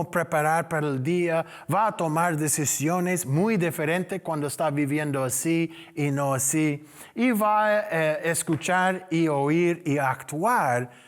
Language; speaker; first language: Spanish; non-native, learner; English